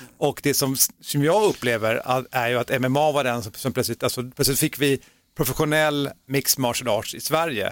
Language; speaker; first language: Swedish; native; Swedish